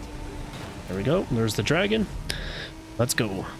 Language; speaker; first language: English; native; English